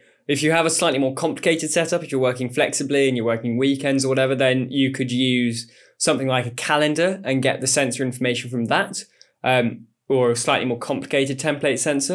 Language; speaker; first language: English; native; English